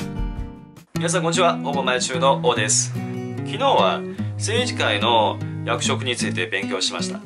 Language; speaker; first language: Japanese; non-native, fluent; Chinese